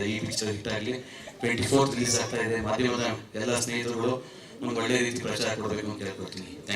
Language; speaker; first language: Kannada; native; Kannada